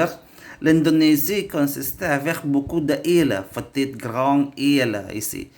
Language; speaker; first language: French; non-native, learner; Indonesian